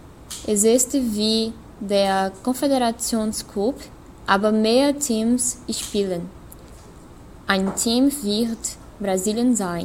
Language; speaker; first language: German; non-native, learner; Portuguese